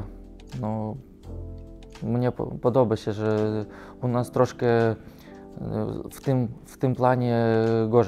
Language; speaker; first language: Polish; non-native, learner; Russian